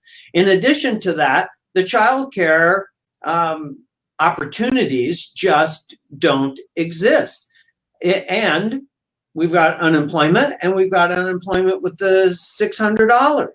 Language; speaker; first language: English; native; English